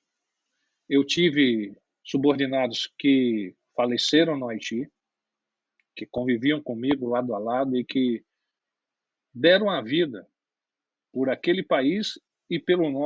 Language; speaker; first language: Portuguese; native; Portuguese